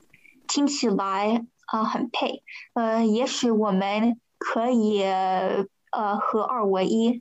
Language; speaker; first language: Chinese; early bilingual, heritage; Chinese